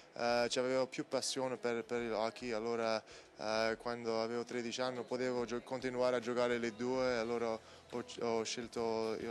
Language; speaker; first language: Italian; early bilingual, heritage; English